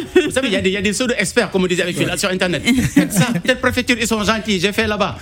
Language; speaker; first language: French; non-native, local second language; Wolof